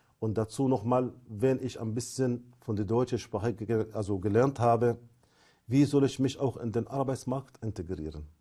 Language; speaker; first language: German; non-native, fluent; Arabic